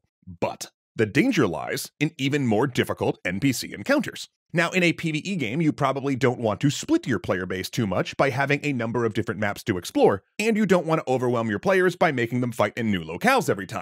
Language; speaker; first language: English; native; English